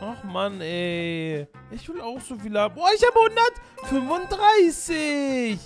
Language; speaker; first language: German; native; German